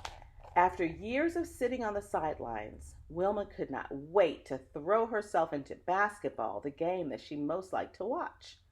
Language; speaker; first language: English; native; English